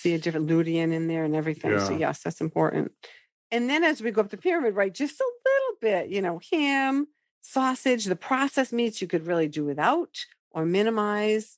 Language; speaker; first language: English; native; English